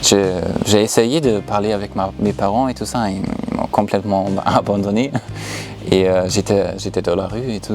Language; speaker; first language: French; non-native, fluent; German